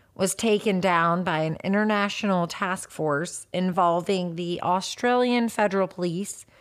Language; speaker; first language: English; native; English